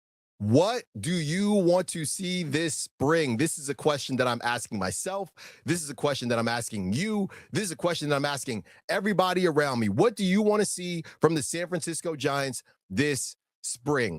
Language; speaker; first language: English; native; English